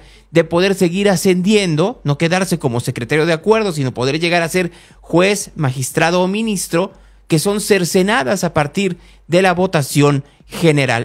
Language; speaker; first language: Spanish; native; Spanish